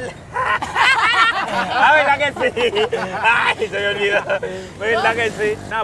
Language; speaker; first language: Spanish; native; Spanish